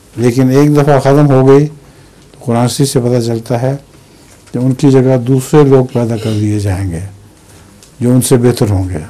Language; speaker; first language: Urdu; native; Urdu